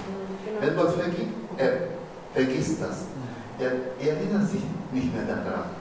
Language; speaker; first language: German; non-native, fluent; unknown